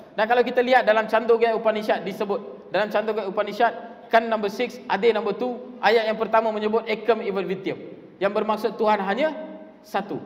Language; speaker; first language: Malay; non-native, local second language; Tamil